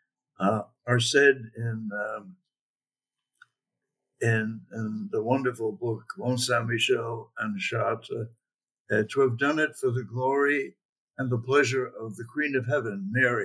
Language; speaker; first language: English; native; English